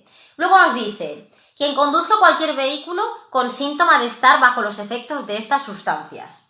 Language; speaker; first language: Spanish; native; Spanish